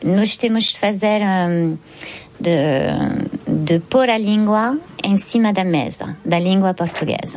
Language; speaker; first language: Portuguese; non-native, fluent; French